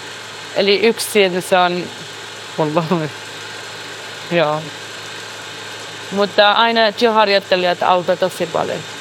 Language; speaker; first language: Finnish; early bilingual, other home language; Arabic